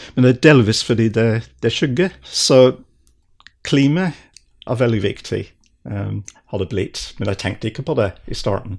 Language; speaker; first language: Norwegian; non-native, fluent; English